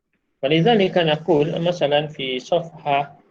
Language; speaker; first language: Arabic; non-native, fluent; Malay